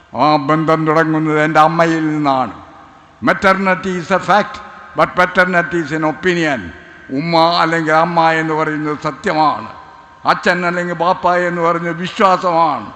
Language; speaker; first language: Malayalam; native; Malayalam